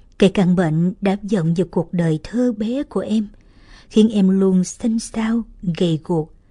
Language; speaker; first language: Vietnamese; native; Vietnamese